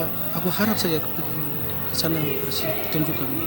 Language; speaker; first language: Indonesian; early bilingual, heritage; Dutch